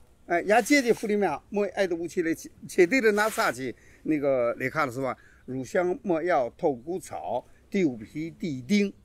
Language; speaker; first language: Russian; non-native, learner; Chinese